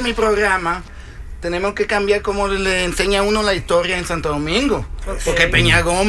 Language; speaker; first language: Spanish; early bilingual, heritage; Spanish